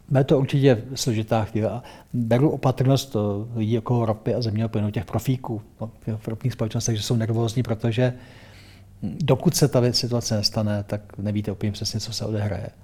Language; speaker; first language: Czech; native; Czech